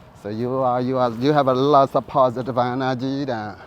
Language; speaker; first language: English; non-native, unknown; Burmese